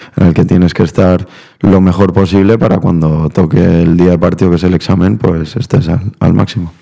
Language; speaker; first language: Spanish; native; Spanish